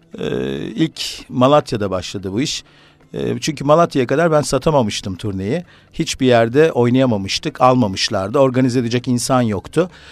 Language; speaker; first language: Turkish; native; Turkish